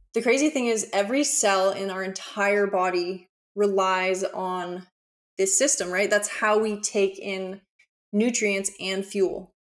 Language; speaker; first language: English; native; English